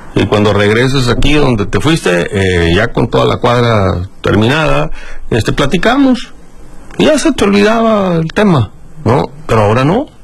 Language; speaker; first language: Spanish; native; Spanish